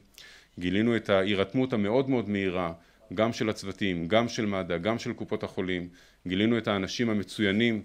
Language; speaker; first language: Hebrew; native; Hebrew